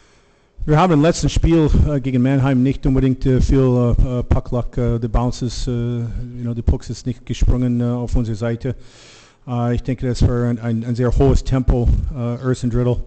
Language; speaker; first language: German; non-native, learner; English